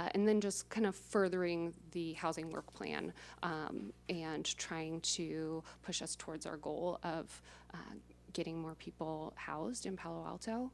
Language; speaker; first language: English; native; English